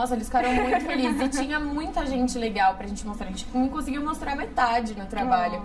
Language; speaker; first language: Portuguese; native; Portuguese